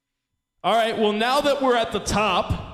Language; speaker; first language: English; native; English